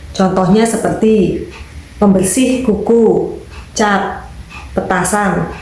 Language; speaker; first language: Indonesian; native; Indonesian